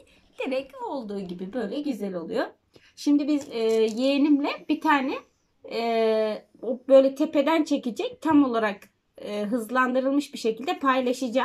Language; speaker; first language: Turkish; native; Turkish